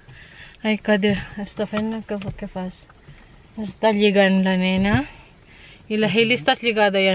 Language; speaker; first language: Catalan; non-native, learner; Filipino